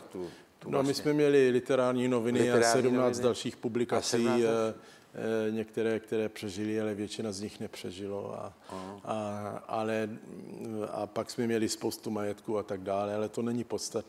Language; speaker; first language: Czech; early bilingual, heritage; Czech